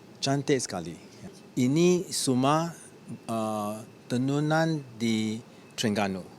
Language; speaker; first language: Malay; non-native, learner; English